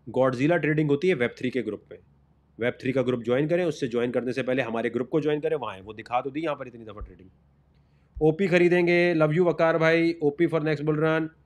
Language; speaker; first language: Urdu; native; Urdu